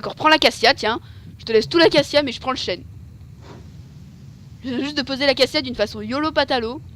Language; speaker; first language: French; native; French